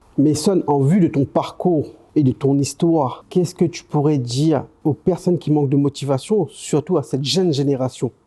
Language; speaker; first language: French; native; French